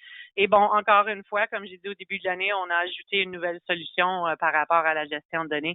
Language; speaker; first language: French; native; French